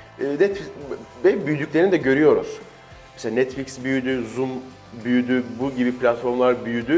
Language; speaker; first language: Turkish; native; Turkish